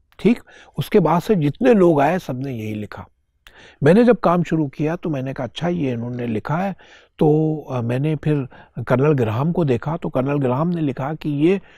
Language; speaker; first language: Hindi; native; Hindi